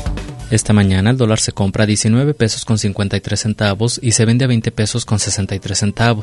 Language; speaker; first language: Spanish; native; Spanish